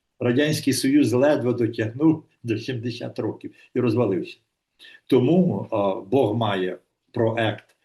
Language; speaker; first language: Ukrainian; native; Ukrainian